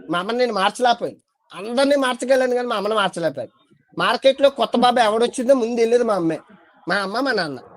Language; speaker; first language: Telugu; native; Telugu